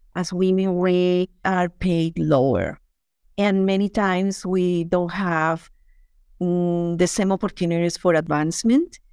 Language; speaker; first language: English; non-native, fluent; Spanish